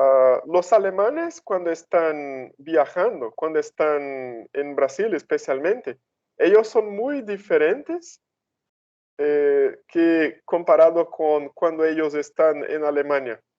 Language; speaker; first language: Spanish; non-native, fluent; Portuguese